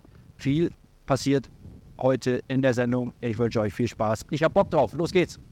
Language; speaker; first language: German; native; German